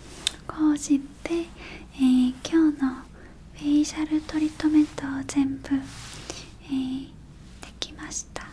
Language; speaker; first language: Japanese; non-native, learner; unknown